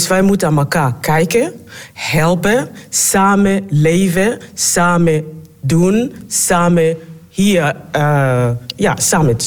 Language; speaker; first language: Dutch; non-native, learner; Swahili